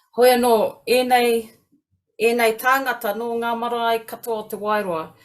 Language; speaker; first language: Māori; non-native, local second language; English